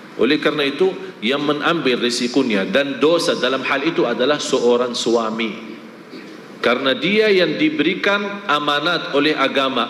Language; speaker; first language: Malay; non-native, fluent; Arabic